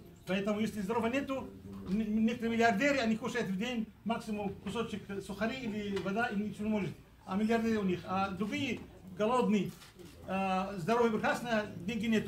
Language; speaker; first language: Russian; non-native, fluent; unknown